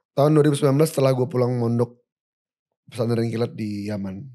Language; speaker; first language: Indonesian; native; Indonesian